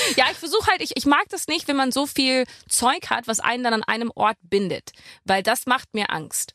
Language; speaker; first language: German; non-native, fluent; English